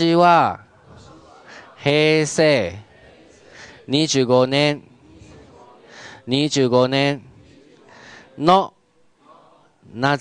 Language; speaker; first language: Japanese; non-native, fluent; Chinese